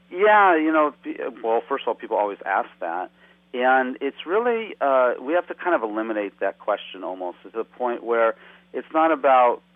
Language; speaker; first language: English; native; English